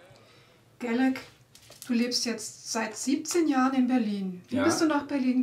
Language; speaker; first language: German; native; German